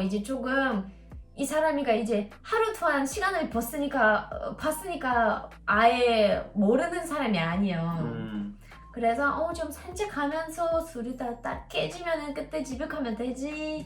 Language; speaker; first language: Korean; non-native, learner; Russian